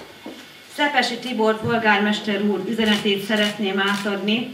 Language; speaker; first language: Hungarian; native; Hungarian